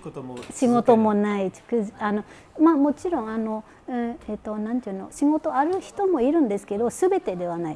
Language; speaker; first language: Japanese; non-native, fluent; Vietnamese